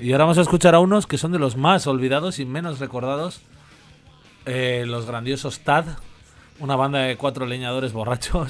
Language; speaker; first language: Spanish; native; Spanish